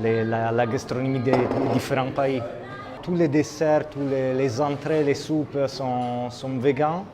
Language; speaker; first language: French; non-native, fluent; Italian